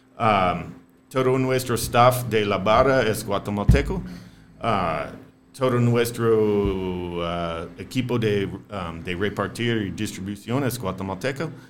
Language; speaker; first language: Spanish; non-native, fluent; English